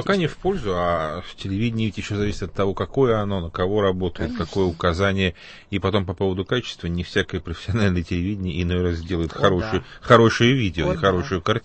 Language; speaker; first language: Russian; native; Russian